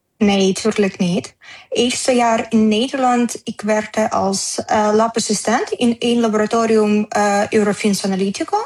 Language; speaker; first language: Dutch; non-native, learner; Ukrainian